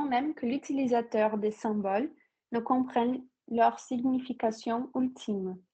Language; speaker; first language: French; non-native, fluent; Portuguese